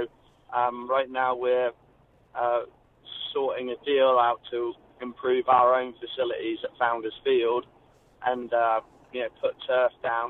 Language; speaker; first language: English; native; English